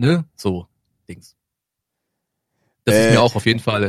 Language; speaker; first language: German; native; German